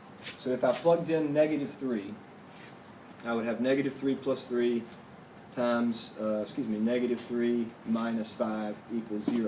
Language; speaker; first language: English; native; English